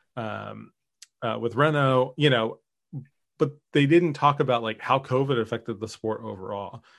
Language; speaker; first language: English; native; English